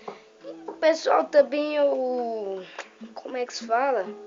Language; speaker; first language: Portuguese; native; Portuguese